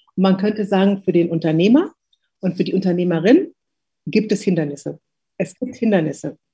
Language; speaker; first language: German; early bilingual, other home language; Tigrinya